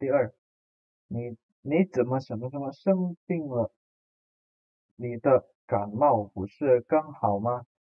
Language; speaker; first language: Chinese; non-native, fluent; Indonesian